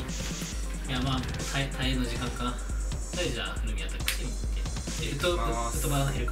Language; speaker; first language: Japanese; native; Japanese